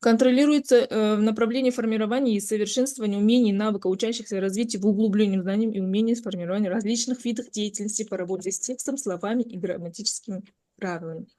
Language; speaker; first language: Russian; non-native, local second language; Kazakh